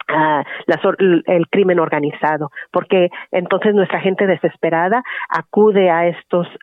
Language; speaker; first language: Spanish; early bilingual, heritage; Spanish